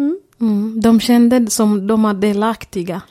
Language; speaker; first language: Swedish; non-native, fluent; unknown